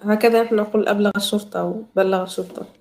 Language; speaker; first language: Arabic; native; Arabic